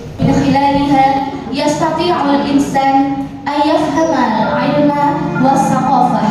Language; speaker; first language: Arabic; non-native, learner; Indonesian